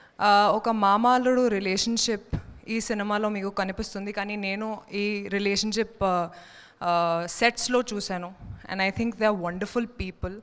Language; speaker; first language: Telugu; non-native, learner; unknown